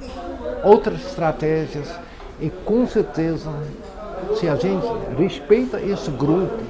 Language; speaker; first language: Portuguese; non-native, fluent; Dutch